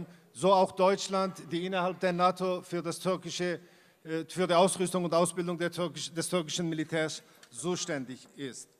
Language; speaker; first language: German; non-native, fluent; Kurdish